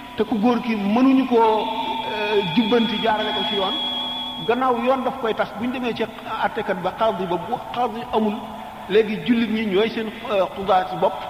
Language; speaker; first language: Wolof; native; Wolof